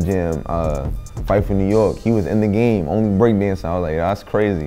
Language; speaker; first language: English; native; English